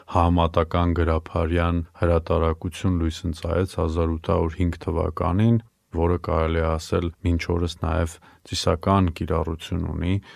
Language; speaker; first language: Armenian; native; Armenian